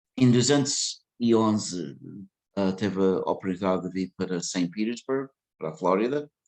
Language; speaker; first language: Portuguese; early bilingual, heritage; English